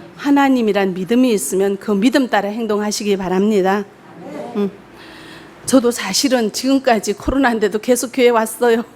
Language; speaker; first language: Korean; native; Korean